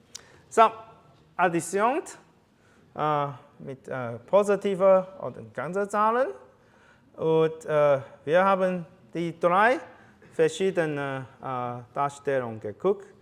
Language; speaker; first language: German; non-native, learner; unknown